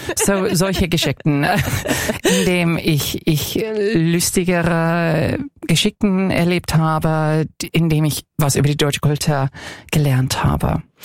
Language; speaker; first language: German; non-native, fluent; English